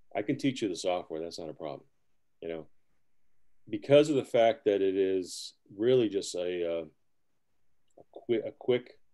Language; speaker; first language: English; early bilingual, other home language; Spanish